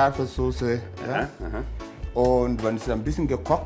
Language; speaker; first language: German; non-native, learner; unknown